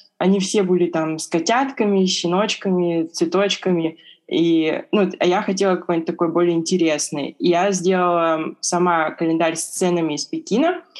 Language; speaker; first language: Russian; native; Russian